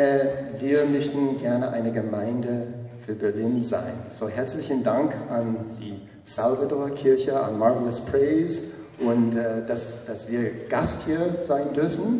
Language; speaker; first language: German; non-native, fluent; English